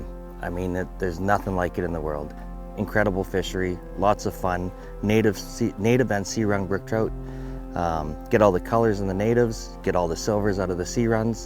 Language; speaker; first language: English; native; English